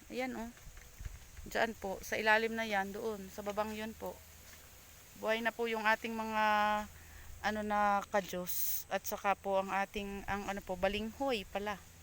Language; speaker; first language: Filipino; native; Filipino